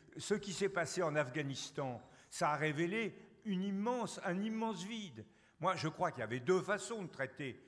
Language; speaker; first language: French; native; French